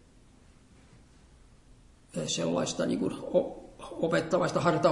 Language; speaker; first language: Finnish; native; Finnish